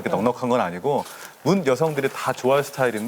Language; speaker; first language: Korean; native; Korean